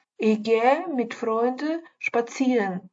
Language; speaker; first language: German; non-native, learner; Ukrainian